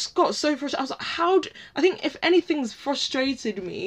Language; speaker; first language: English; native; English